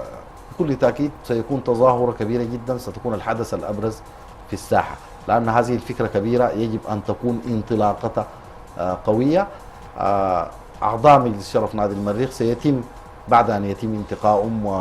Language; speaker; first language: Arabic; native; Arabic